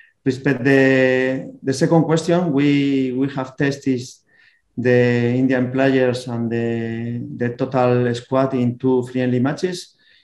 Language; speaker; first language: English; non-native, fluent; Spanish